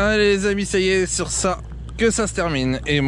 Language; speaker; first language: French; native; French